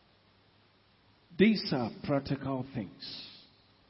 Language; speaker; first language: English; non-native, local second language; Akan